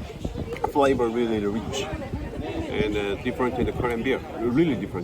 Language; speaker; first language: English; non-native, learner; Korean